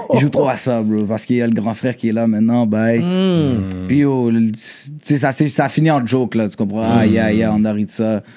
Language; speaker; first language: French; native; French